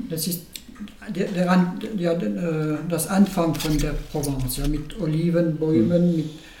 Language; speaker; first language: German; non-native, learner; French